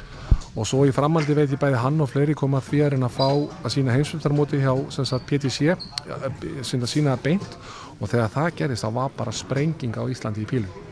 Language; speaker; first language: Icelandic; native; Icelandic